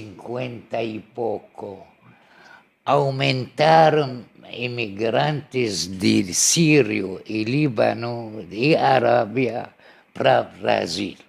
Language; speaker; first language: Portuguese; non-native, learner; Arabic